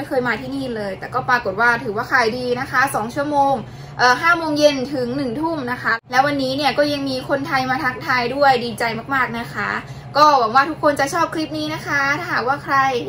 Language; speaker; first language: Thai; native; Thai